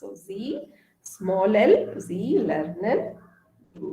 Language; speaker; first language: German; non-native, fluent; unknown